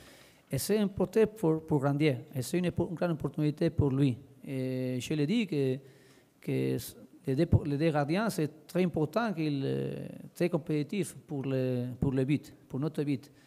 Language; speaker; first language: French; non-native, learner; Spanish